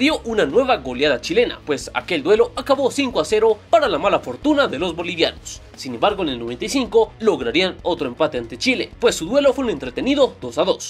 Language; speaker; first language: Spanish; native; Spanish